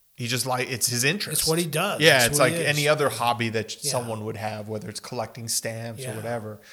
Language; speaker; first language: English; native; English